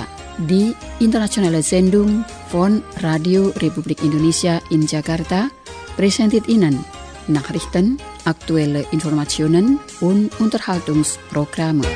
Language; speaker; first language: German; non-native, fluent; Indonesian